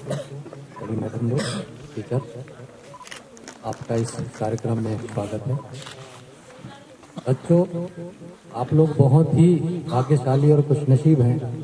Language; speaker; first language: Hindi; native; Hindi